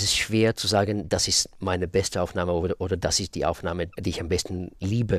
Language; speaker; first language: German; non-native, fluent; Russian